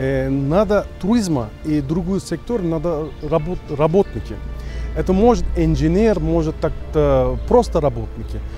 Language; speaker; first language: Russian; non-native, learner; Turkish